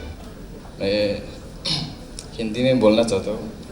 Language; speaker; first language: Hindi; non-native, local second language; Mizo